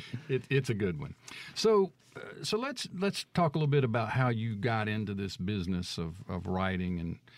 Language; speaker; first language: English; native; English